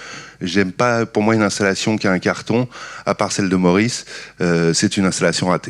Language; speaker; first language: French; native; French